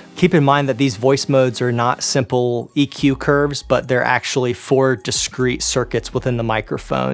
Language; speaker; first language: English; native; English